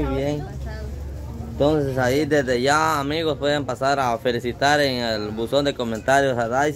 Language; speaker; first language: Spanish; native; Spanish